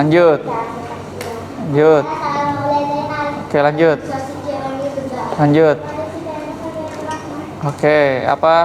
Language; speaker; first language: Indonesian; native; Indonesian